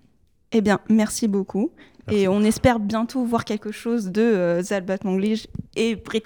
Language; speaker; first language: French; native; French